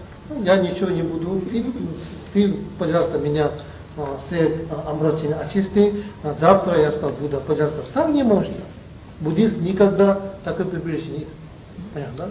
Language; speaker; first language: Russian; non-native, learner; Tibetan